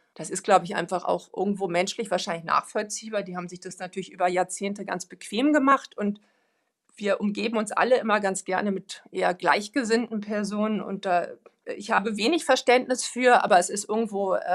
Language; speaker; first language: German; non-native, fluent; Swedish